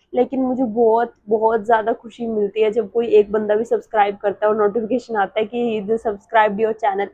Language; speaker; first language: Hindi; native; Hindi